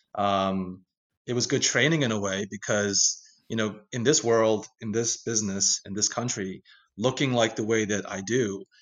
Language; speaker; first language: English; native; English